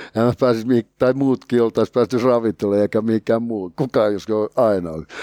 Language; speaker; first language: Finnish; native; Finnish